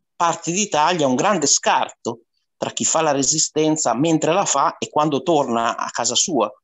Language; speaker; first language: Italian; native; Italian